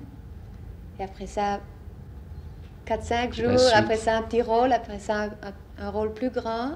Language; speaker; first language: French; non-native, fluent; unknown